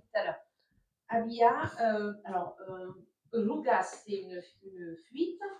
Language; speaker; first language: French; native; French